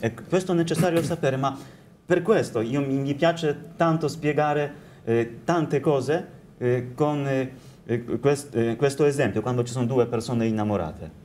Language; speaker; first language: Italian; non-native, learner; Polish